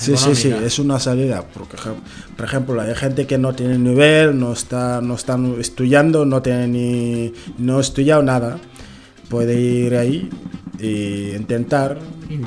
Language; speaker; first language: Spanish; non-native, learner; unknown